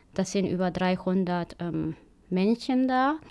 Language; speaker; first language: German; non-native, fluent; Spanish